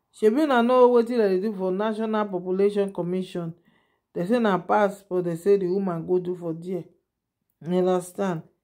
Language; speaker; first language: Nigerian Pidgin; non-native, local second language; Yoruba